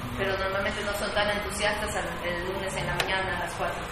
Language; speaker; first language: Spanish; native; Spanish